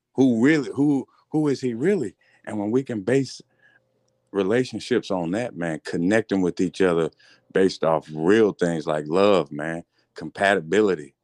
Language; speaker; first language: English; native; English